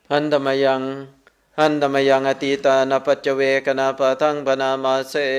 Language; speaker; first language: Russian; non-native, learner; Thai